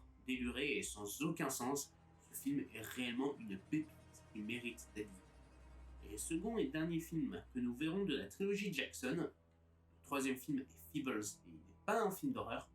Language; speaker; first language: French; native; French